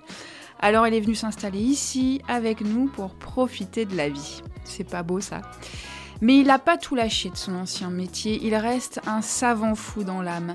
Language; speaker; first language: French; native; French